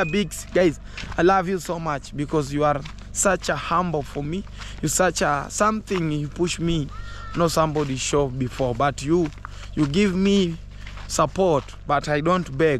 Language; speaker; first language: English; non-native, learner; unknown